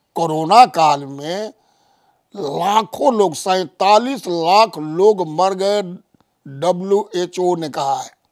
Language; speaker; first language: Hindi; native; Hindi